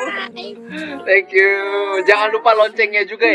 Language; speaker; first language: Indonesian; non-native, fluent; Korean